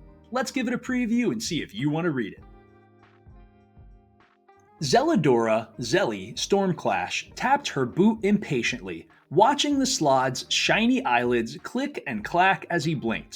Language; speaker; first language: English; native; English